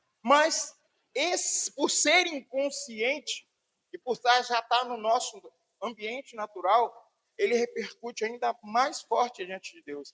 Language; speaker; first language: Portuguese; native; Portuguese